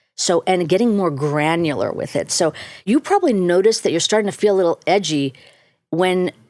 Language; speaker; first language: English; native; English